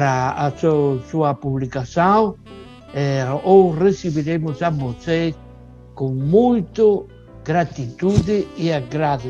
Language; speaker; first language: Portuguese; non-native, fluent; Spanish